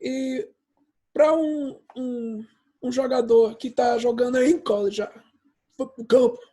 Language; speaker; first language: Portuguese; early bilingual, heritage; English